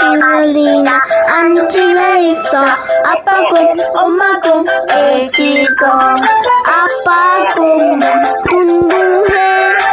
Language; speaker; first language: Korean; non-native, learner; Mongolian